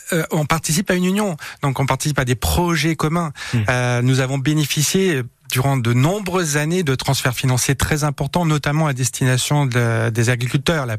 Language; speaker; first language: French; native; French